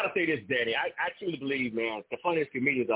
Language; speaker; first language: English; native; English